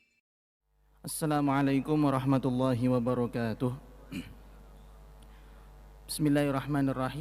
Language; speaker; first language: Indonesian; non-native, local second language; Javanese